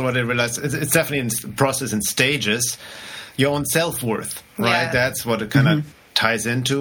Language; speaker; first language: English; non-native, fluent; German